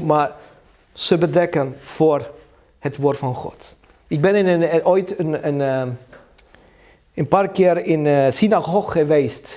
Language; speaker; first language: Dutch; non-native, learner; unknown